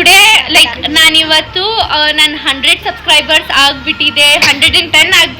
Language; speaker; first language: Kannada; non-native, local second language; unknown